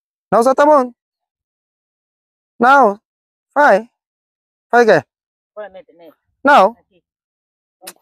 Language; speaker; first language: Portuguese; non-native, learner; Vietnamese